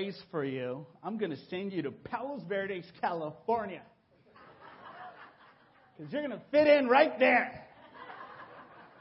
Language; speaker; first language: English; early bilingual, other home language; Spanish